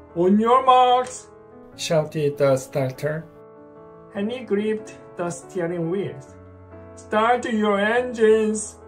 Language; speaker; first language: English; non-native, fluent; Korean